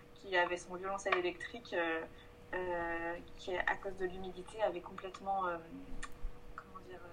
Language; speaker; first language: French; native; French